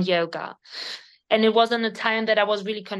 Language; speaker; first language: English; non-native, fluent; Spanish